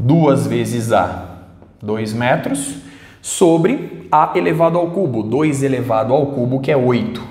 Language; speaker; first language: Portuguese; native; Portuguese